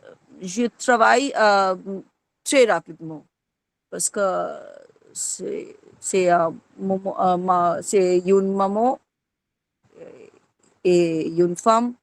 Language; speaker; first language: French; non-native, learner; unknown